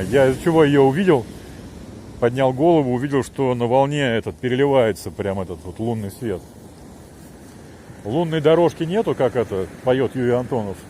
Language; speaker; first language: Russian; native; Russian